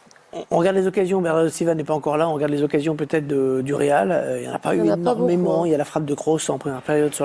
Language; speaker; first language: French; native; French